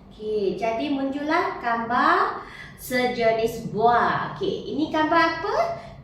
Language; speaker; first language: Malay; non-native, local second language; Chinese